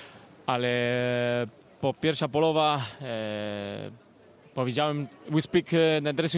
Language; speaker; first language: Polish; non-native, learner; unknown